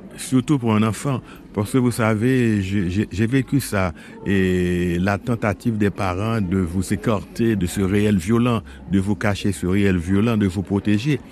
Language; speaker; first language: French; non-native, local second language; Haitian Creole